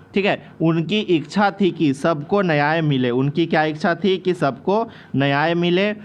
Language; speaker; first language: Hindi; native; Hindi